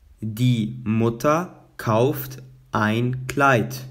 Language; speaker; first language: German; non-native, fluent; Albanian